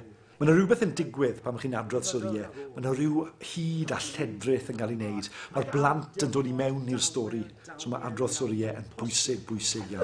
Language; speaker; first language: Welsh; native; Welsh